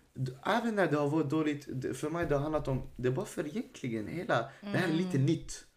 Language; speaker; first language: Swedish; early bilingual, other home language; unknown